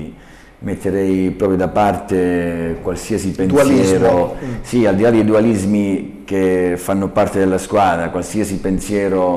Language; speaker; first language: Italian; native; Italian